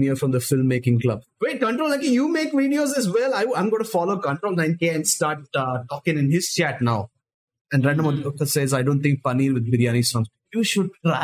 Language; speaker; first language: English; non-native, local second language; Tamil